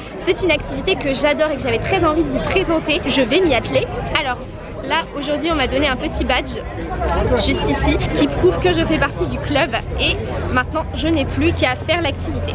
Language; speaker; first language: French; native; French